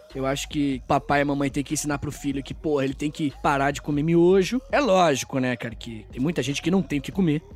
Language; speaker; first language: Portuguese; native; Portuguese